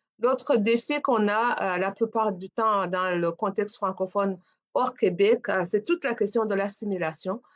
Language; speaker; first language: French; non-native, local second language; Rundi